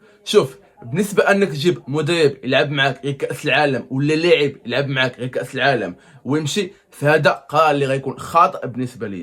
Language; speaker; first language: Arabic; native; Arabic